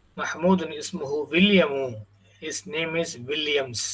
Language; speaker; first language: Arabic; non-native, fluent; Tamil